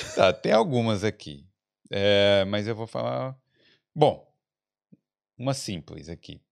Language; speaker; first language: Portuguese; native; Portuguese